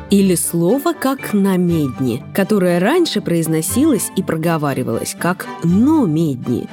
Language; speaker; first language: Russian; native; Russian